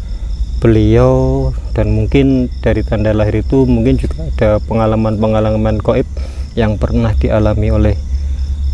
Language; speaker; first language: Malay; non-native, local second language; Javanese